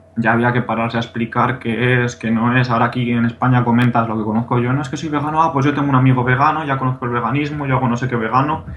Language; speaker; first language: Spanish; native; Spanish